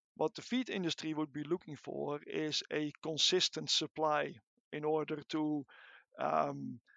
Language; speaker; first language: English; non-native, fluent; Dutch